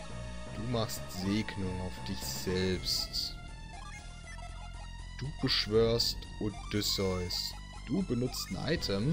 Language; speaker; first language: German; native; German